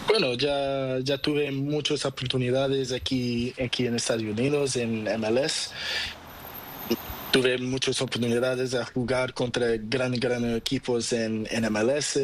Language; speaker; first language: Spanish; non-native, learner; Portuguese